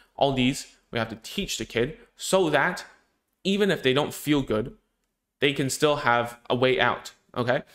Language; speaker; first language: English; non-native, local second language; Cantonese